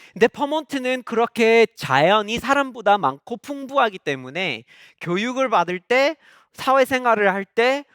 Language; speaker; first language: Korean; non-native, fluent; English